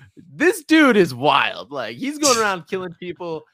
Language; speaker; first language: English; native; English